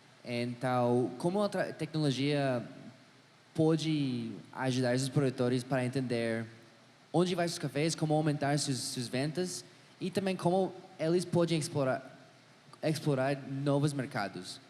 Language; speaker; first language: Portuguese; non-native, learner; English